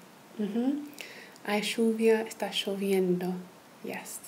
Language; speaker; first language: Spanish; non-native, fluent; English